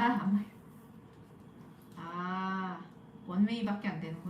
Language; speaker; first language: Korean; native; Korean